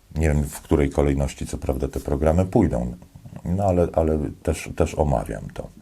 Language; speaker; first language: Polish; native; Polish